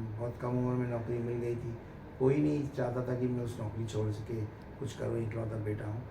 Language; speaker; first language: Hindi; non-native, local second language; Bangla